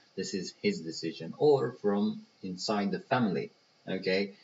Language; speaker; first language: English; non-native, fluent; Persian